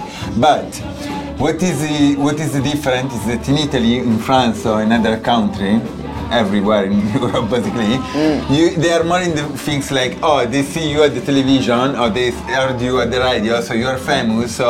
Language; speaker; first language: English; non-native, learner; Italian